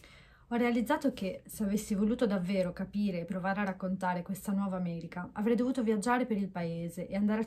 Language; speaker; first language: Italian; native; Italian